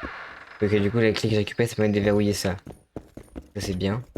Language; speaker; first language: French; native; French